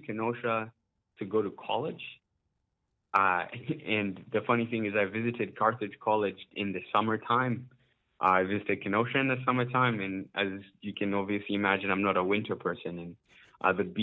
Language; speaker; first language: English; non-native, local second language; Ganda